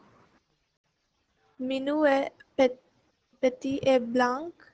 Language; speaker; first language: French; non-native, learner; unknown